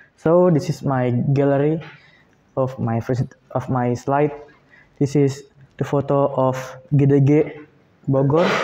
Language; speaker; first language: English; non-native, learner; Indonesian